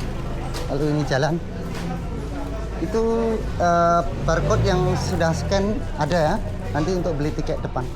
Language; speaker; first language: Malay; non-native, local second language; Indonesian